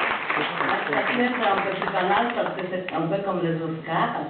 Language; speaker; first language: French; non-native, fluent; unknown